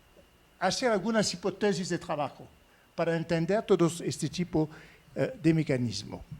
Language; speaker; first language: Spanish; non-native, fluent; French